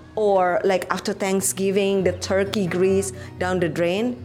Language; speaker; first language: English; non-native, fluent; Indonesian